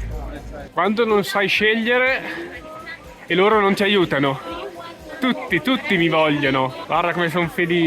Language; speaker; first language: Italian; native; Italian